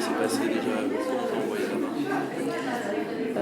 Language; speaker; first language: French; native; French